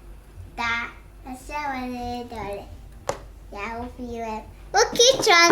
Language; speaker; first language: Polish; early bilingual, other home language; Russian